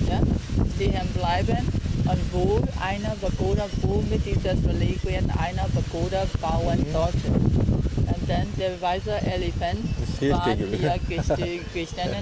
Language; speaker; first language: German; non-native, learner; Burmese